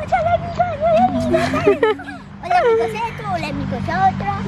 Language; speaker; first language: Spanish; early bilingual, other home language; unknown